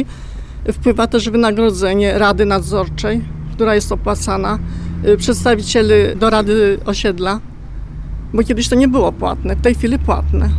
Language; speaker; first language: Polish; native; Polish